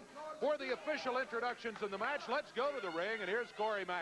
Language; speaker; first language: English; native; English